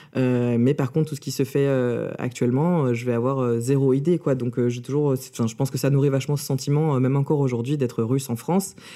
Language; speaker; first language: French; early bilingual, other home language; Russian